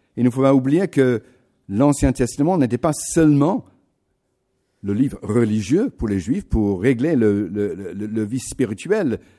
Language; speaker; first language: French; non-native, fluent; English